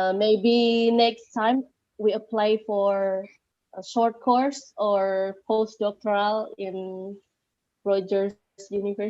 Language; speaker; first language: English; non-native, learner; Indonesian